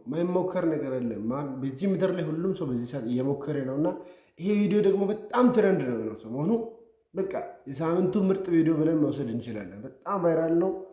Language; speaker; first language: Amharic; non-native, local second language; Wolaytta